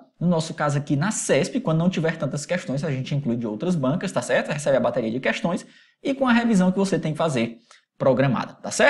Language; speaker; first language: Portuguese; native; Portuguese